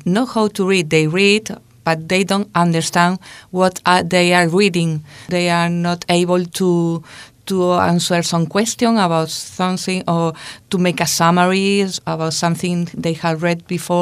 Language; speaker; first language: English; non-native, learner; Spanish